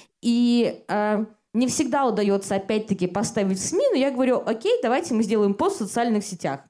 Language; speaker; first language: Russian; native; Russian